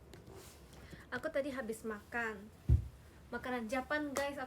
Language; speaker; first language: Indonesian; native; Indonesian